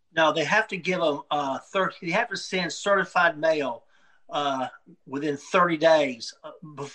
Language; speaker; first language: English; native; English